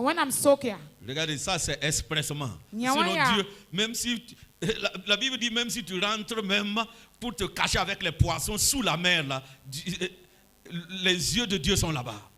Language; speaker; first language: French; non-native, local second language; Mossi